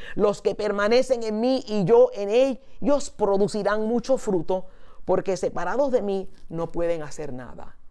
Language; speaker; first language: Spanish; early bilingual, heritage; Spanish